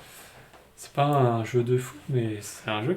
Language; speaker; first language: French; native; French